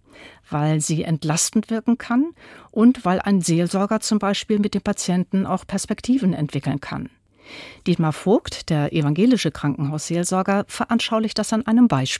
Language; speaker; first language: German; native; German